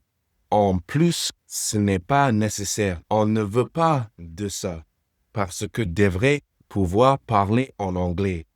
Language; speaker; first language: French; non-native, fluent; English